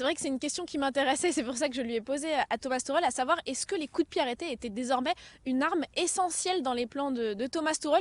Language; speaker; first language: French; native; French